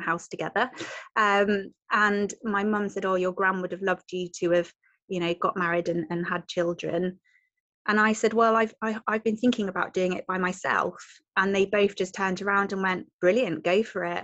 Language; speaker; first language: English; native; English